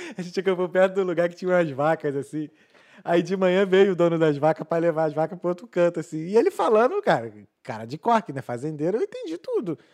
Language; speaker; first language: Portuguese; native; Portuguese